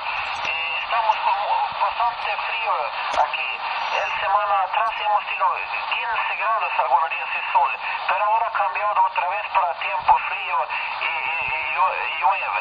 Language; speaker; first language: Spanish; non-native, learner; Swedish